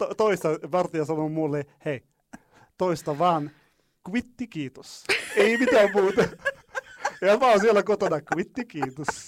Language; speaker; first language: Finnish; non-native, fluent; Arabic